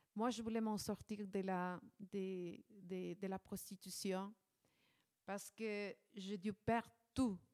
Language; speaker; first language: French; non-native, fluent; Spanish